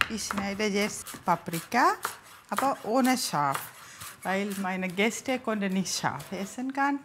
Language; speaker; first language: German; non-native, learner; Tamil